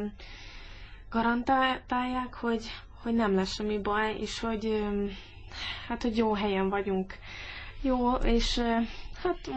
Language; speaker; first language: Hungarian; early bilingual, heritage; English